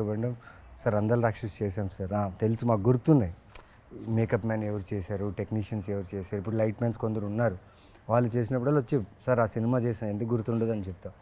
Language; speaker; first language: Telugu; native; Telugu